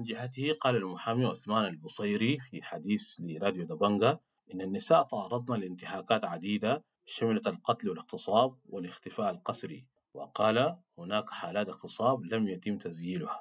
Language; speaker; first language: Arabic; native; Arabic